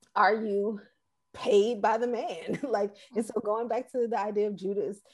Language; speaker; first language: English; native; English